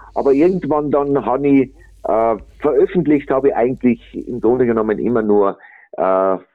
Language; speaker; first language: German; native; German